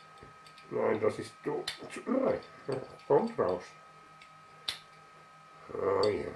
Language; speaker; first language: German; non-native, learner; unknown